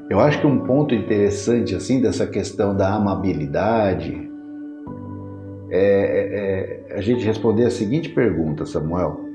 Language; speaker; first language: Portuguese; native; Portuguese